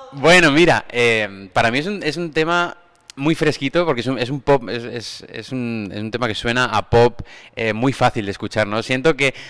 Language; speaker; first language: Spanish; native; Spanish